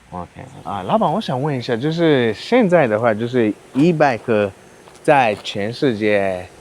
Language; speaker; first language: Chinese; non-native, learner; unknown